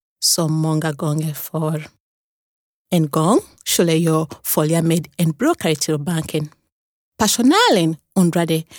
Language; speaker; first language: Swedish; non-native, fluent; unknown